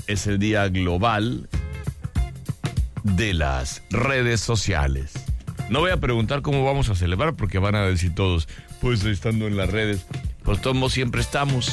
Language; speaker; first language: Spanish; native; Spanish